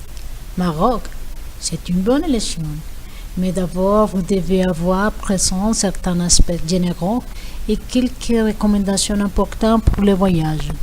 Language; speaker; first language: French; non-native, learner; Spanish